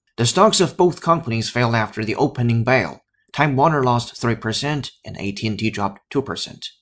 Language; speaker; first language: English; non-native, fluent; Chinese